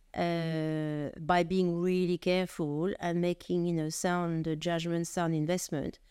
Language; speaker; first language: English; non-native, fluent; French